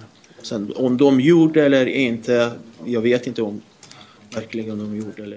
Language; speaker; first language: Swedish; non-native, fluent; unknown